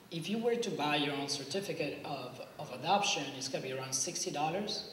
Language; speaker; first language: English; non-native, fluent; Spanish